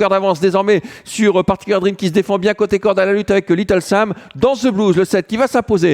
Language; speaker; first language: French; native; French